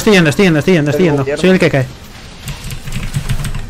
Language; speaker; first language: Spanish; native; Spanish